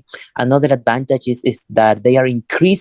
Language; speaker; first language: English; non-native, fluent; Spanish